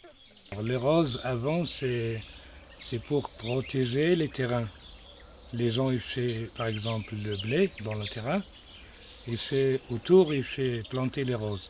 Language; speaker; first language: French; non-native, learner; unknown